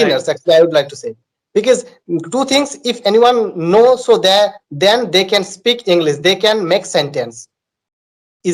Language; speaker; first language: English; non-native, learner; Bangla